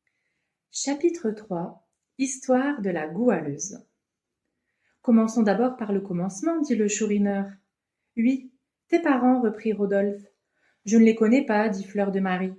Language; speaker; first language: French; native; French